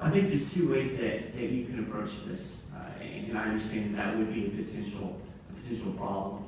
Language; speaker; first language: English; native; English